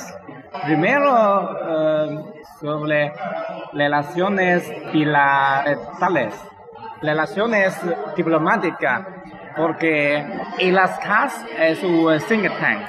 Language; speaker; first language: Spanish; non-native, fluent; Chinese